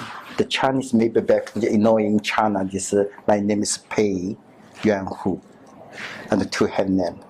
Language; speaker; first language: English; non-native, learner; Chinese